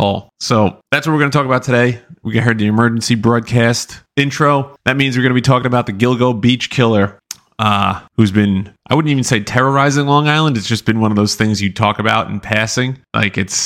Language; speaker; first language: English; native; English